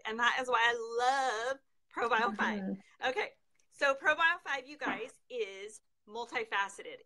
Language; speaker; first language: English; native; English